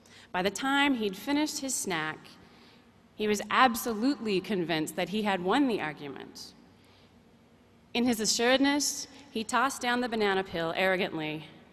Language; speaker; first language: English; native; English